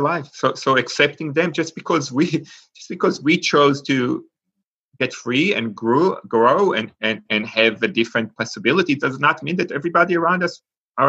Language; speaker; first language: English; non-native, fluent; Hebrew